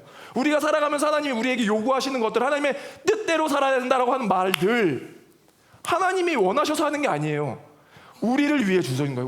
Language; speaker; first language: Korean; native; Korean